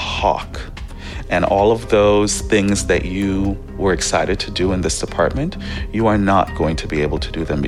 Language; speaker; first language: English; native; English